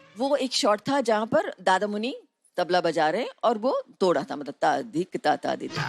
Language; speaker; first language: Hindi; non-native, local second language; Tamil